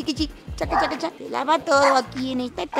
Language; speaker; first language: Spanish; native; Spanish